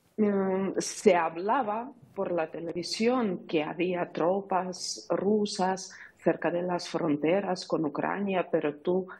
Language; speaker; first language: Spanish; non-native, fluent; Ukrainian